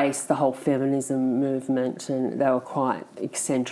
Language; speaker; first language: English; native; English